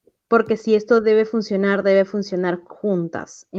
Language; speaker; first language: Spanish; native; Spanish